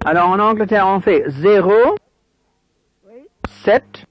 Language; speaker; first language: French; non-native, fluent; English